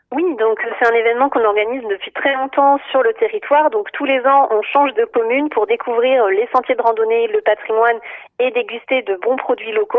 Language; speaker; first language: French; native; French